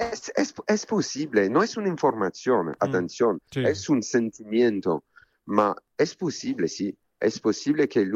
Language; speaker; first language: Spanish; non-native, fluent; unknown